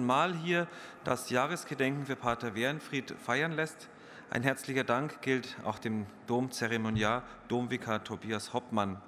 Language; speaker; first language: German; native; German